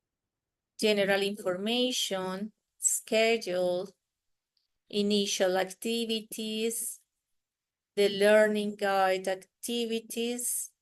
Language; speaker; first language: English; non-native, fluent; Spanish